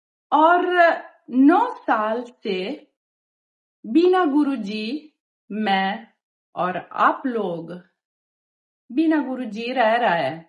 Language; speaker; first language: Hindi; non-native, learner; Italian